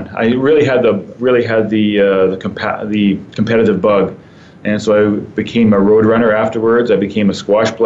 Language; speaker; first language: English; native; English